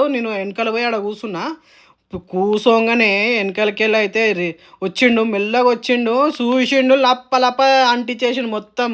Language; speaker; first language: Telugu; native; Telugu